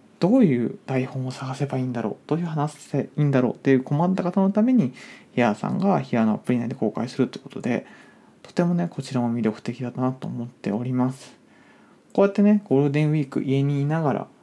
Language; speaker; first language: Japanese; native; Japanese